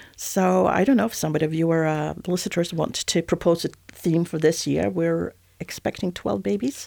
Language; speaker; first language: English; non-native, fluent; Swedish